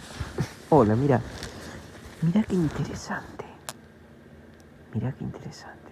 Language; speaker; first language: Spanish; native; Spanish